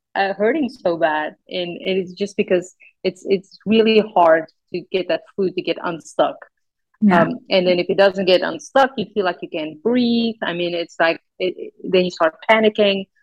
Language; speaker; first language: English; non-native, local second language; Afrikaans